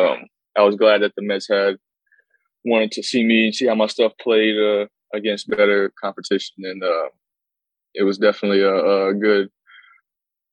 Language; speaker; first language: English; native; English